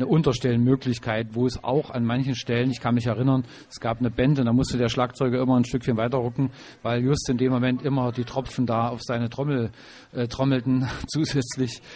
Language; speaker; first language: German; native; German